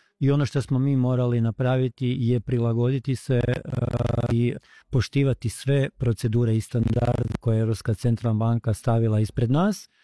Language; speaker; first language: Croatian; early bilingual, heritage; Croatian